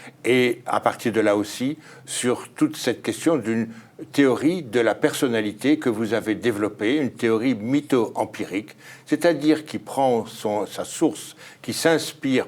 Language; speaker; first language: French; native; French